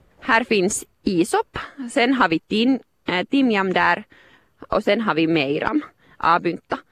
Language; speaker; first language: Swedish; non-native, local second language; Finnish